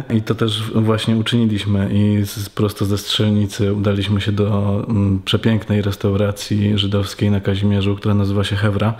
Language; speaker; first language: Polish; native; Polish